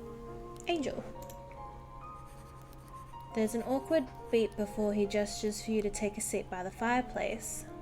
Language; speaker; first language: English; native; English